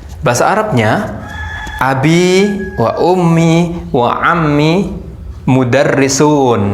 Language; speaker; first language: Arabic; non-native, fluent; Indonesian